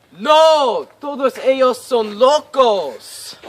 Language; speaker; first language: Spanish; non-native, learner; English